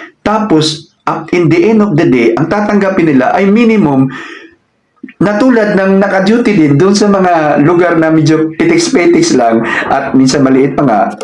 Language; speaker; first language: Filipino; native; Filipino